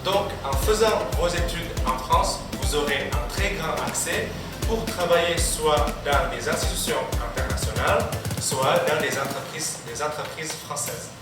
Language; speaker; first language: French; non-native, fluent; Indonesian